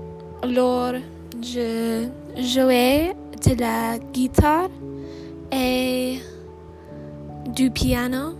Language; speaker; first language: French; non-native, learner; English